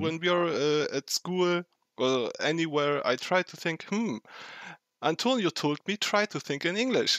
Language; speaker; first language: English; non-native, fluent; German